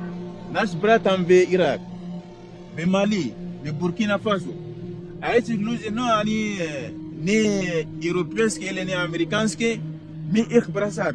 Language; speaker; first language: Russian; non-native, learner; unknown